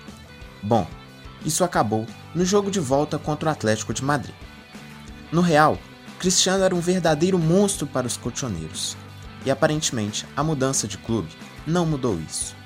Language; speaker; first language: Portuguese; native; Portuguese